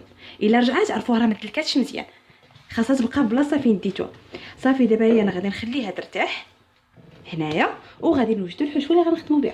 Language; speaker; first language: Arabic; native; Arabic